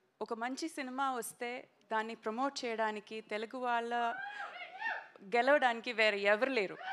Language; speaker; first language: Telugu; non-native, local second language; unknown